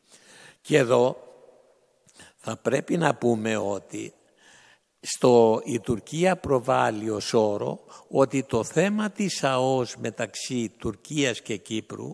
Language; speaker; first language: Greek; native; Greek